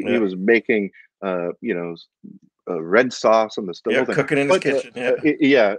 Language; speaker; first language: English; native; English